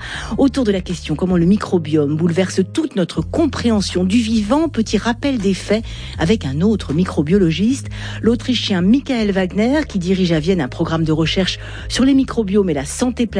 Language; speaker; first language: French; native; French